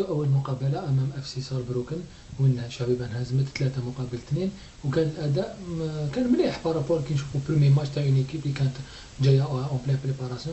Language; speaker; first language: Arabic; native; Arabic